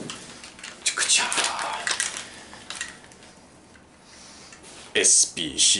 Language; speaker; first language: Japanese; non-native, learner; English